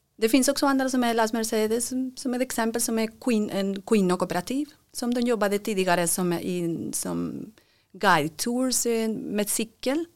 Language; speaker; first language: Swedish; non-native, fluent; Spanish